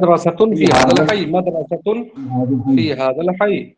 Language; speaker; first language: Arabic; non-native, fluent; Urdu